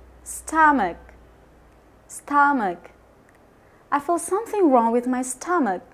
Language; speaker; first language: English; non-native, fluent; Indonesian